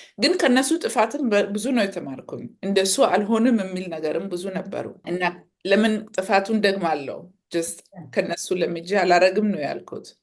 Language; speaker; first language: Amharic; early bilingual, heritage; Amharic